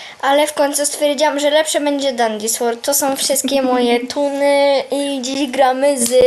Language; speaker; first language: Polish; native; Polish